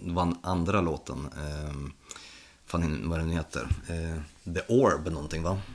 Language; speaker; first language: Swedish; non-native, fluent; Polish